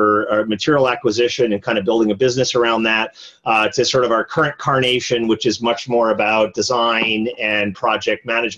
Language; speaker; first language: English; native; English